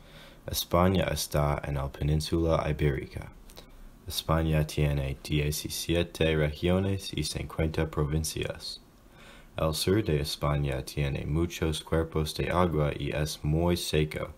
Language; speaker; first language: Spanish; non-native, learner; English